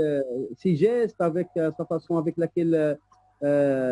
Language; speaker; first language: French; non-native, local second language; Arabic